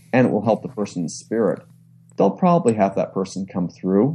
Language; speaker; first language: English; native; English